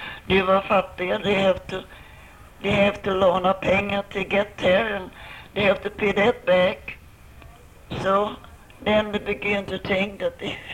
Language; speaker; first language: English; non-native, fluent; Swedish